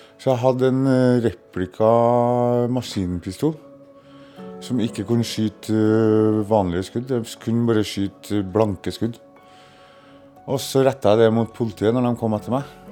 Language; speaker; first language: Norwegian; native; Norwegian